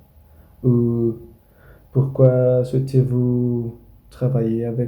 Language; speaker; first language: French; non-native, learner; Spanish